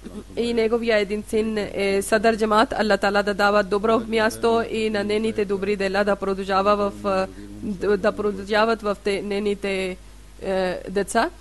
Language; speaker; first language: Bulgarian; non-native, learner; Urdu